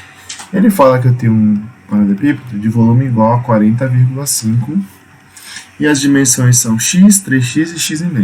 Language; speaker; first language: Portuguese; native; Portuguese